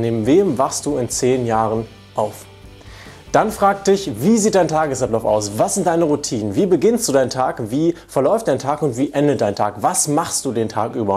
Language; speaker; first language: German; native; German